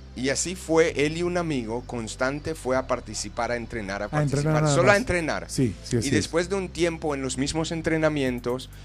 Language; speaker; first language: Spanish; non-native, fluent; English